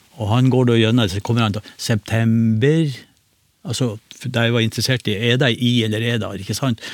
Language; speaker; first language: Norwegian; native; Norwegian